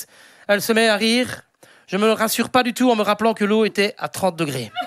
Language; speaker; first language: French; native; French